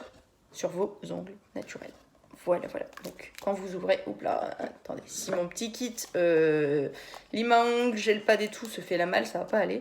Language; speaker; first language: French; native; French